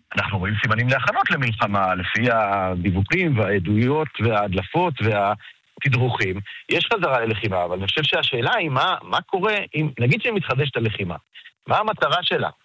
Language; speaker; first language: Hebrew; native; Hebrew